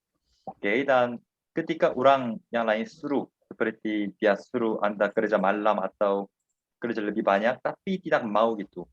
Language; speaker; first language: Indonesian; non-native, fluent; Korean